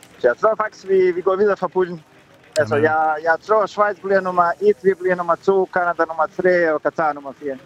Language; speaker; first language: Danish; non-native, fluent; Bosnian